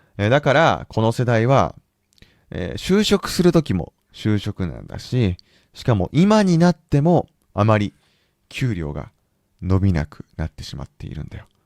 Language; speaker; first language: Japanese; native; Japanese